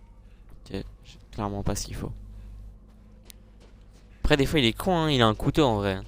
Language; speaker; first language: French; native; French